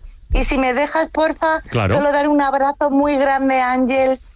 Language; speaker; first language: Spanish; native; Spanish